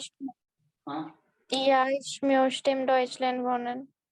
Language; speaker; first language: German; non-native, learner; Punjabi